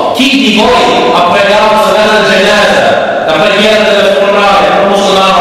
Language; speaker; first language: Italian; non-native, learner; English